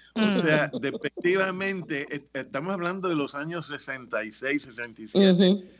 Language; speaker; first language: Spanish; native; Spanish